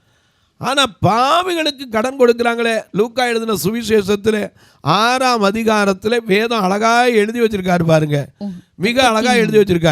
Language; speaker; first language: Tamil; native; Tamil